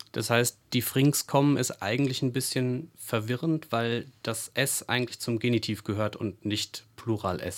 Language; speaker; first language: German; native; German